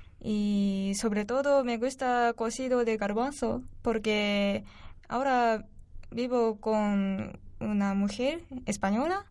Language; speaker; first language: Spanish; non-native, learner; Japanese